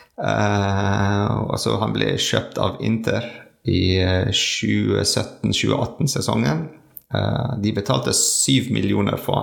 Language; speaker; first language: Norwegian; non-native, learner; French